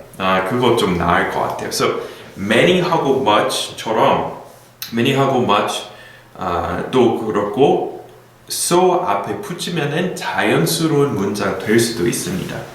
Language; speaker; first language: Korean; non-native, fluent; English